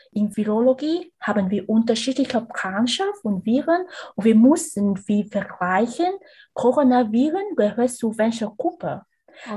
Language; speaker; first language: German; non-native, learner; Vietnamese